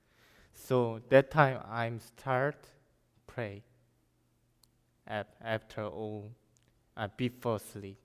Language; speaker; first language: English; non-native, learner; Korean